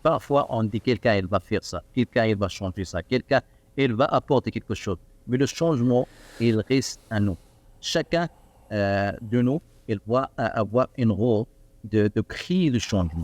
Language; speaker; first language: French; non-native, learner; Arabic